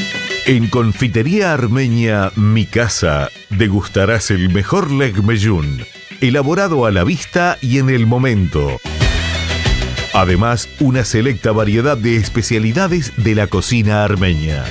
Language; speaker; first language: Spanish; native; Spanish